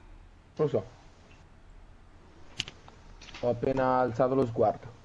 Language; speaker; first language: Italian; native; Italian